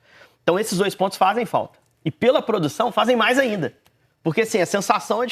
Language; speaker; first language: Portuguese; native; Portuguese